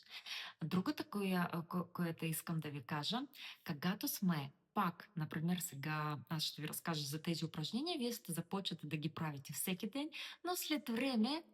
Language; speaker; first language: Bulgarian; non-native, learner; Russian